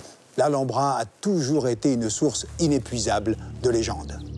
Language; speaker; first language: French; native; French